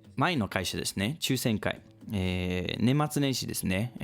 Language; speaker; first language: Japanese; non-native, fluent; English